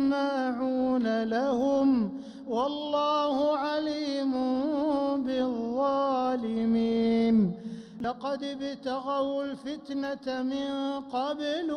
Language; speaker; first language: Arabic; native; Arabic